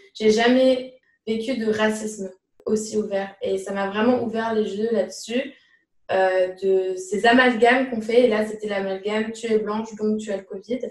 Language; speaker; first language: French; native; French